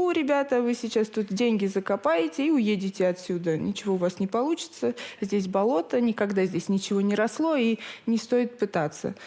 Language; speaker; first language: Russian; native; Russian